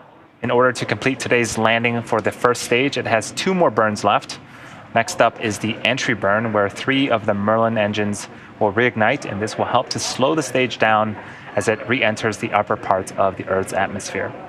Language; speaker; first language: English; native; English